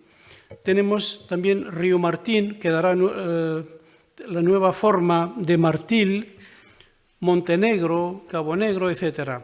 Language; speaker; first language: Spanish; non-native, fluent; Arabic